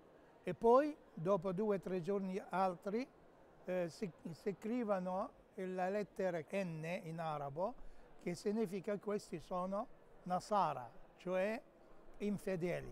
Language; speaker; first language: Italian; non-native, fluent; Arabic